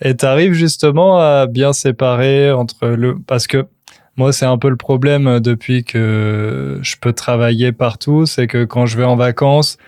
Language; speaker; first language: French; native; French